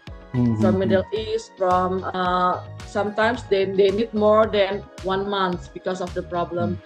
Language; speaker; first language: English; non-native, fluent; Indonesian